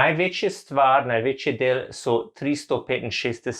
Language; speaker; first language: Slovenian; non-native, learner; English